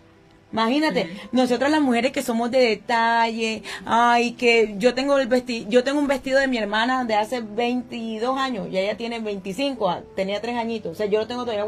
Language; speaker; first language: Spanish; native; Spanish